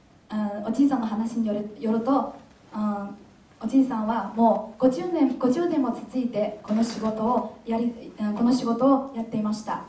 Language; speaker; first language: Japanese; non-native, fluent; Chinese